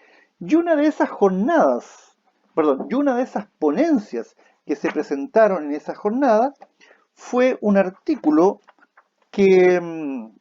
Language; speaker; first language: Spanish; native; Spanish